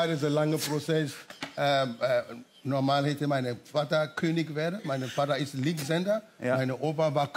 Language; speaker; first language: German; non-native, fluent; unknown